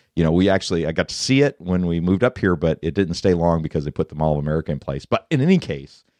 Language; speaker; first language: English; native; English